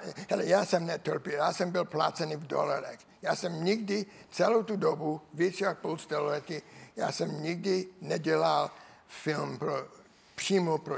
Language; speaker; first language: Czech; non-native, learner; English